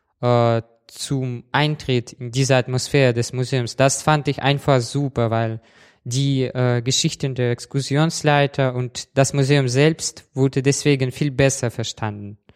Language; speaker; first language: German; non-native, fluent; Russian